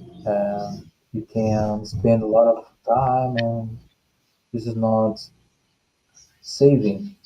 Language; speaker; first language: English; non-native, fluent; Portuguese